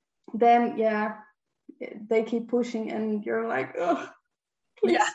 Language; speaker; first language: English; non-native, fluent; Dutch